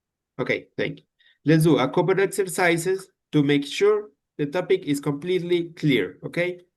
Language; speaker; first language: English; non-native, fluent; Spanish